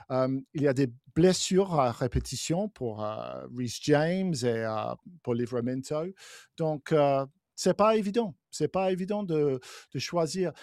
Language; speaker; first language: French; non-native, fluent; English